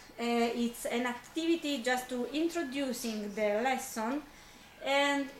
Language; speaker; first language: English; non-native, fluent; Italian